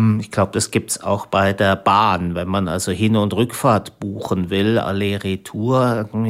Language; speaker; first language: German; native; German